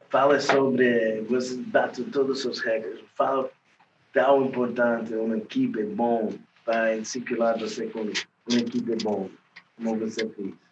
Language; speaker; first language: Portuguese; non-native, learner; English